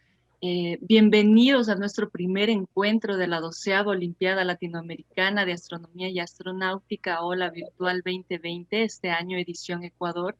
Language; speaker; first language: Spanish; native; Spanish